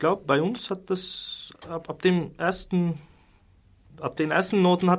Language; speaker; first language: German; non-native, fluent; Turkish